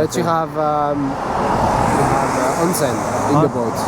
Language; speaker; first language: English; non-native, fluent; French